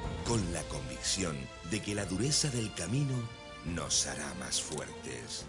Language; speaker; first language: Spanish; native; Spanish